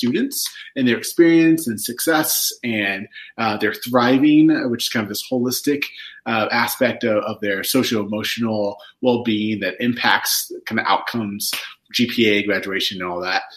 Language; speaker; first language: English; native; English